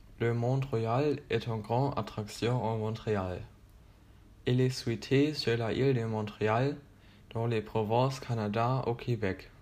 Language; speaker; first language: French; non-native, learner; German